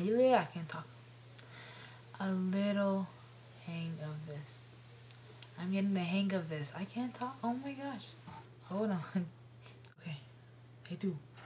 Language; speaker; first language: English; early bilingual, other home language; Spanish